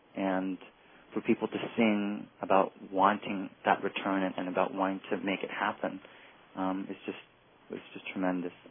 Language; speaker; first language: English; native; English